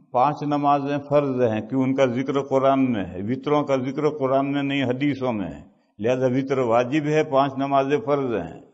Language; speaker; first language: Urdu; non-native, local second language; Gujarati